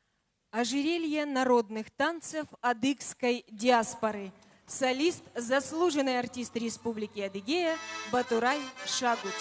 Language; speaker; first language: Russian; native; Russian